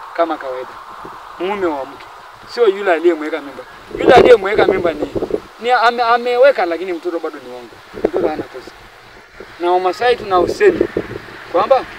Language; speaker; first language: Swahili; non-native, local second language; Masai